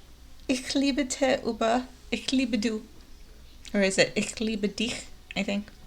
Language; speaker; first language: German; non-native, learner; English